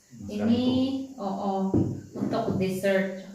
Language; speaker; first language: Indonesian; non-native, learner; Filipino